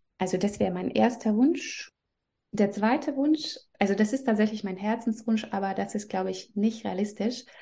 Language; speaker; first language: German; non-native, fluent; Russian